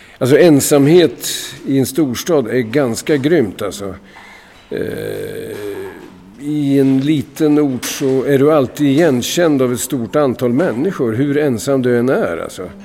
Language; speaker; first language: Swedish; native; Swedish